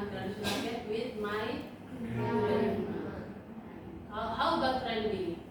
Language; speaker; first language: English; non-native, learner; Indonesian